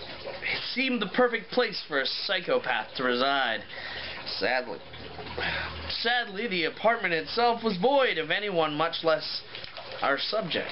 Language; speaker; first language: English; native; English